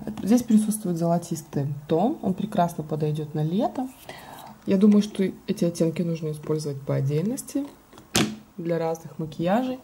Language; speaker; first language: Russian; native; Russian